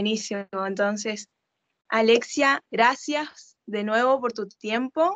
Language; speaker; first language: Spanish; native; Spanish